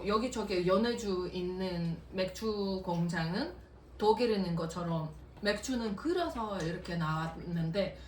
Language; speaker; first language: Korean; non-native, fluent; Russian